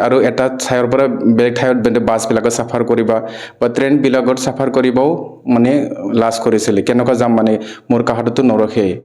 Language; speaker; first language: Assamese; non-native, local second language; Bodo